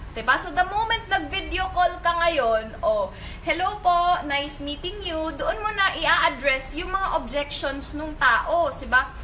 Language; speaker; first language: Filipino; non-native, local second language; Cebuano